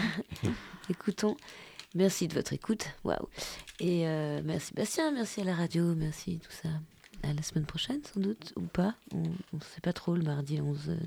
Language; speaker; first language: French; native; French